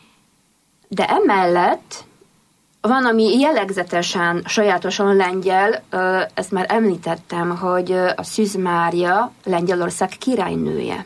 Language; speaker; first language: Hungarian; non-native, fluent; Polish